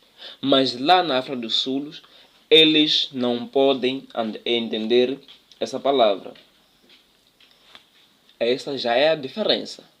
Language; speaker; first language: Portuguese; non-native, local second language; Tsonga